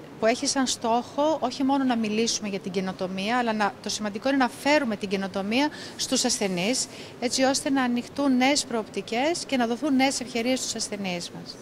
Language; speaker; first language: Greek; native; Greek